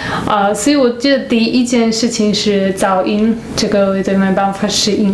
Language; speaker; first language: Chinese; non-native, fluent; Polish